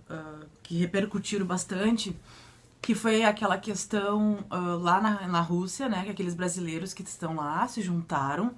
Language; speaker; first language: Portuguese; native; Portuguese